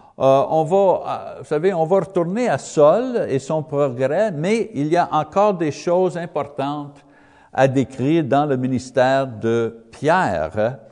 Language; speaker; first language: French; non-native, learner; English